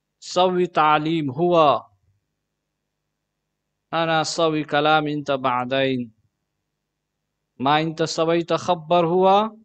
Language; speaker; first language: Arabic; non-native, learner; Urdu